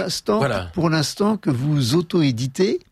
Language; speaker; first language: French; native; French